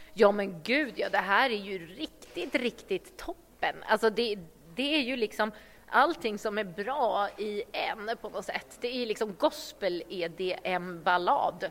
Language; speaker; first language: Swedish; native; Swedish